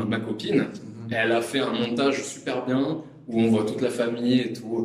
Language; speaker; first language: French; native; French